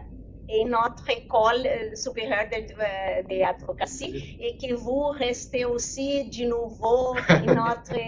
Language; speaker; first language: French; non-native, learner; Portuguese